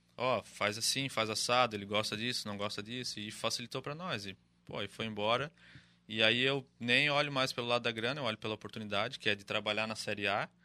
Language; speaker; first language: Portuguese; native; Portuguese